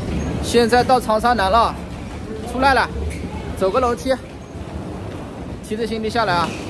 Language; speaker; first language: Chinese; non-native, local second language; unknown